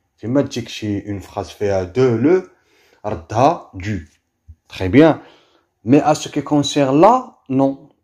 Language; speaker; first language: French; non-native, local second language; Arabic